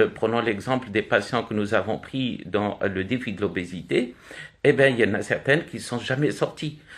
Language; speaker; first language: French; non-native, local second language; Arabic